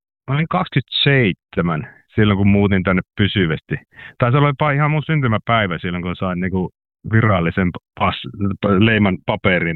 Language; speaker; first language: Finnish; native; Finnish